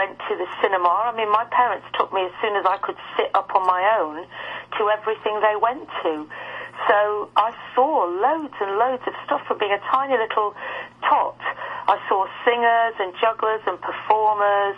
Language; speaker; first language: English; native; English